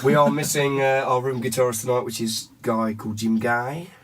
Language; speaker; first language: English; native; English